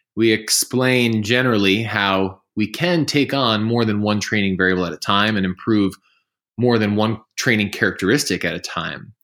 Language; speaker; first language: English; native; English